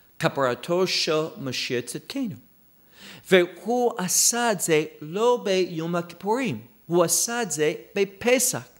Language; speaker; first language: Hebrew; non-native, fluent; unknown